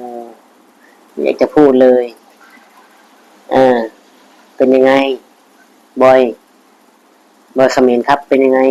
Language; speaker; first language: Thai; non-native, local second language; Lao